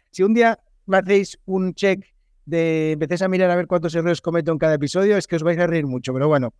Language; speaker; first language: Spanish; native; Spanish